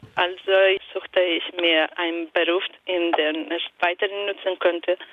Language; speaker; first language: German; non-native, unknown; Italian